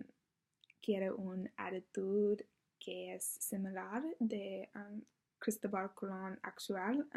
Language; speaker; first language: Spanish; non-native, learner; English